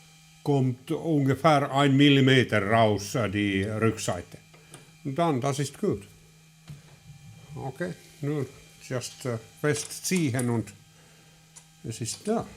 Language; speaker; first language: German; non-native, learner; Finnish